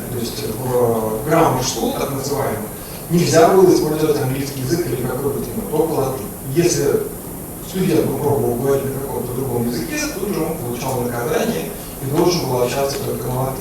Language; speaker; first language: Russian; native; Russian